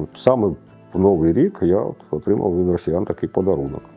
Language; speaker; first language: Ukrainian; native; Ukrainian